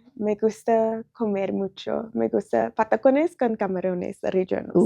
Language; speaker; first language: Spanish; non-native, learner; English